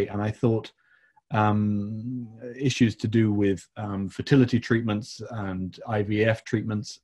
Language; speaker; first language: English; native; English